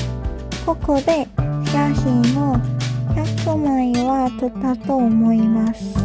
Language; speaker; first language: Japanese; non-native, fluent; Korean